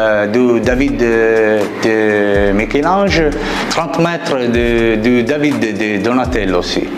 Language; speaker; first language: French; non-native, fluent; Italian